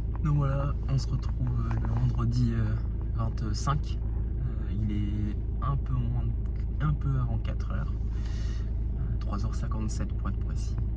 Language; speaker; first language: French; native; French